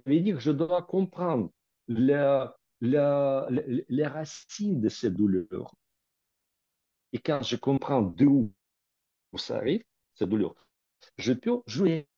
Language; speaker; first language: French; non-native, fluent; Russian